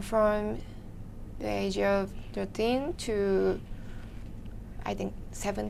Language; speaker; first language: English; non-native, learner; Japanese